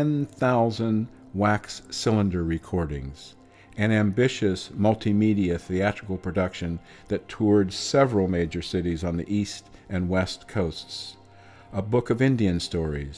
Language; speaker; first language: English; native; English